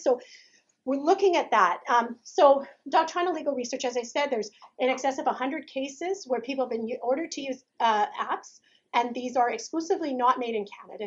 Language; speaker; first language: English; native; English